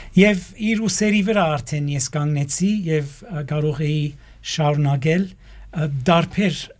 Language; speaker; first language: Armenian; early bilingual, heritage; Armenian